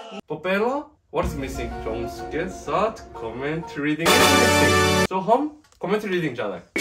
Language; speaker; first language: Hindi; non-native, learner; Korean